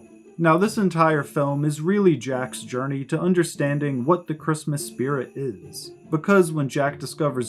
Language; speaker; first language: English; native; English